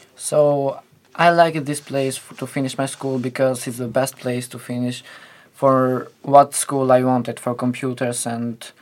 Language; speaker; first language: English; non-native, fluent; Albanian